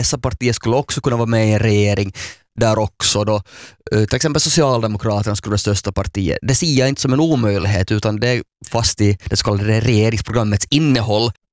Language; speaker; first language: Swedish; native; Swedish